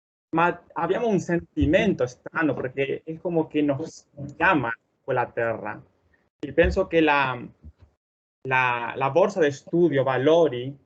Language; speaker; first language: Italian; non-native, fluent; Spanish